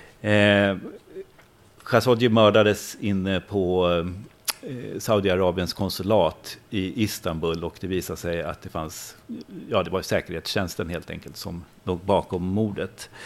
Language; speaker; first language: Swedish; native; Swedish